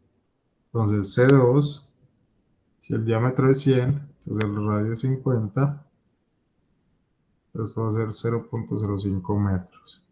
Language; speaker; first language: Spanish; native; Spanish